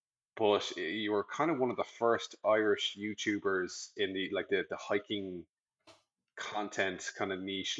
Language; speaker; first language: English; native; English